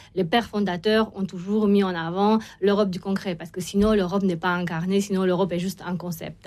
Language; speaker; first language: French; non-native, fluent; Romanian